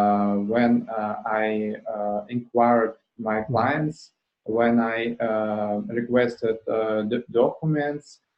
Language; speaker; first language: English; non-native, learner; Russian